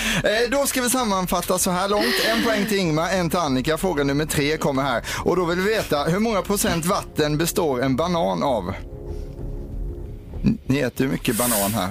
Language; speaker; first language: Swedish; native; Swedish